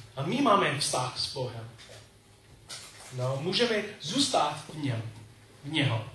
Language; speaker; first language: Czech; non-native, learner; English